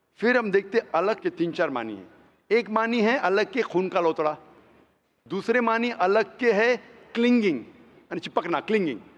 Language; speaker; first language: Hindi; non-native, local second language; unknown